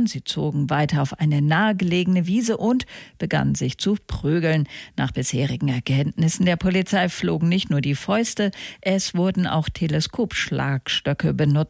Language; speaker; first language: German; native; German